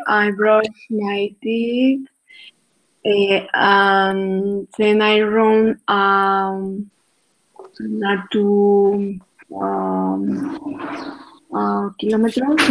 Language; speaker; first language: English; non-native, learner; Spanish